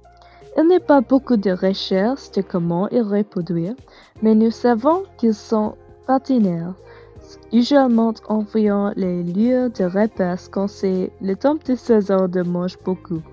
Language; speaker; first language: French; non-native, learner; English